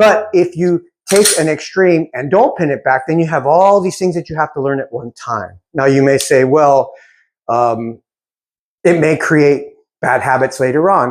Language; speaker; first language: English; native; English